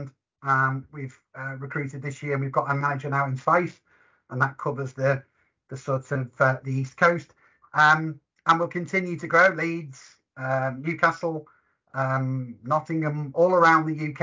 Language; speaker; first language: English; native; English